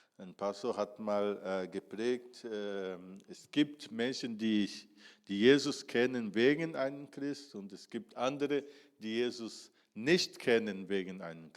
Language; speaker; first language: German; non-native, fluent; Portuguese